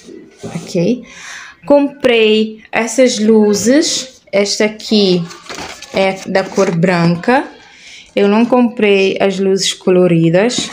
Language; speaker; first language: Portuguese; non-native, local second language; Kabuverdianu